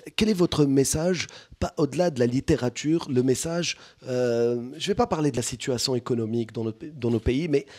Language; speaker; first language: French; non-native, local second language; Arabic